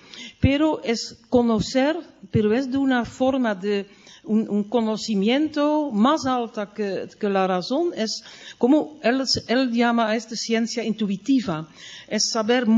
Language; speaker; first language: Spanish; non-native, fluent; Dutch